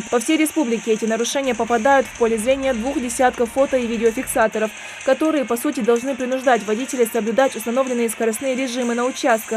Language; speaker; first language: Russian; native; Russian